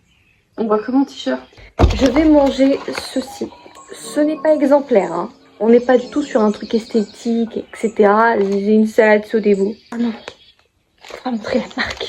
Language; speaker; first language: French; native; French